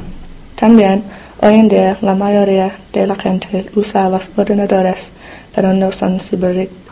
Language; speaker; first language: Spanish; non-native, learner; English